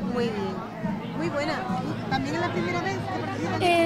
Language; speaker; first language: Spanish; native; Spanish